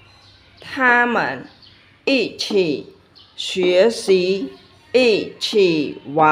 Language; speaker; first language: Chinese; non-native, fluent; Khmer